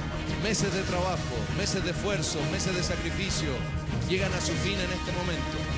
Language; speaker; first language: Spanish; native; Spanish